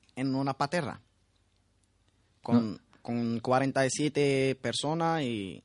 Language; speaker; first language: Spanish; non-native, learner; Arabic